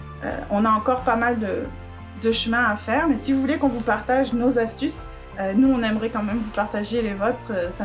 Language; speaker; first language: French; native; French